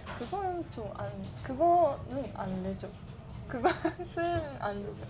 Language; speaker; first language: Korean; non-native, learner; Japanese